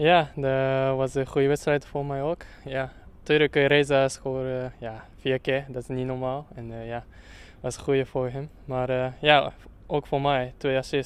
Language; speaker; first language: Dutch; non-native, learner; Japanese